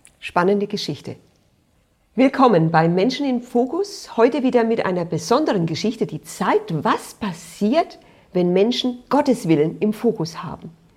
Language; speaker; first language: German; native; German